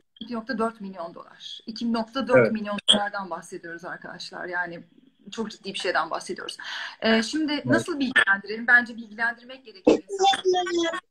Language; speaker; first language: Turkish; native; Turkish